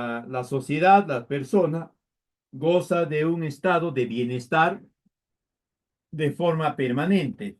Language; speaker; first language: Spanish; native; Spanish